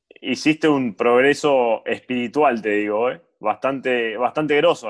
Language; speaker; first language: Spanish; native; Spanish